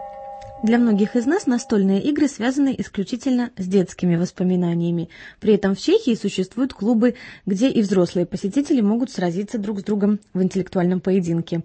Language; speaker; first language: Russian; native; Russian